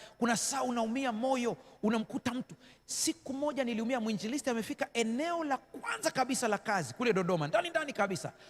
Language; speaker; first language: Swahili; native; Swahili